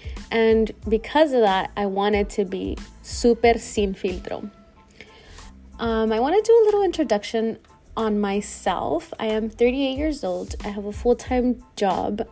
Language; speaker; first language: English; early bilingual, other home language; Spanish